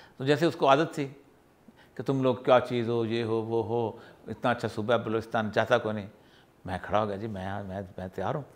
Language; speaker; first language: Urdu; non-native, local second language; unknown